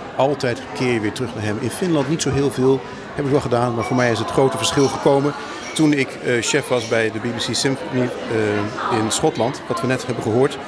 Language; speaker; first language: Dutch; native; Dutch